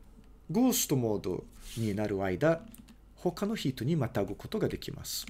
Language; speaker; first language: Japanese; non-native, fluent; Portuguese